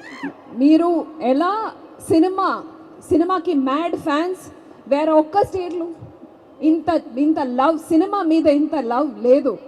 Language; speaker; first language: Telugu; non-native, learner; Malayalam